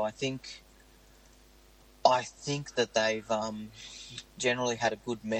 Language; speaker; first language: English; native; English